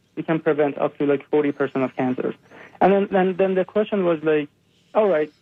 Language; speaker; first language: English; non-native, fluent; Persian